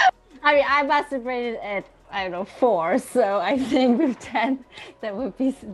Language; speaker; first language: English; early bilingual, heritage; Chinese